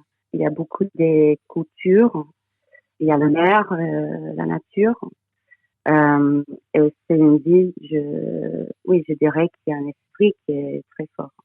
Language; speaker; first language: French; non-native, fluent; English